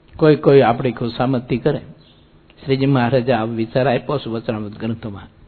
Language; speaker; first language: Gujarati; native; Gujarati